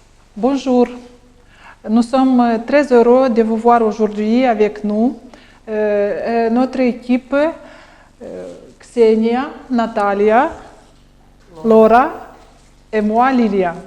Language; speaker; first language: French; non-native, learner; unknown